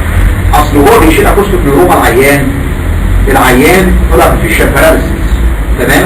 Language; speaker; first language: Arabic; native; Arabic